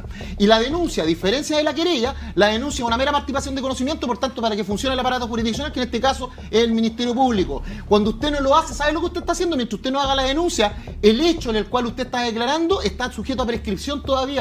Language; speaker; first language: Spanish; native; Spanish